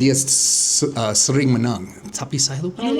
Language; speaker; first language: Indonesian; non-native, fluent; English